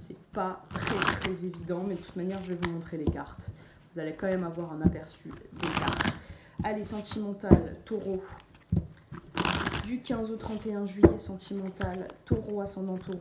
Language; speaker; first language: French; native; French